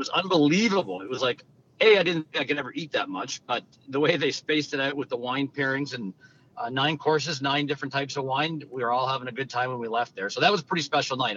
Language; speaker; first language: English; native; English